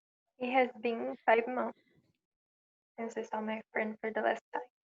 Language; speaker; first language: English; non-native, fluent; Portuguese